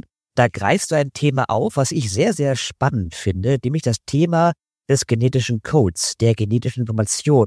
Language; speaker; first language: German; native; German